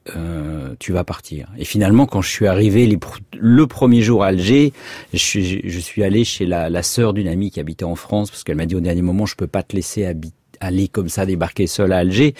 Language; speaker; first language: French; native; French